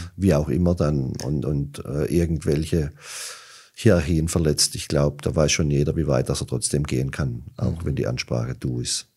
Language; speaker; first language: German; native; German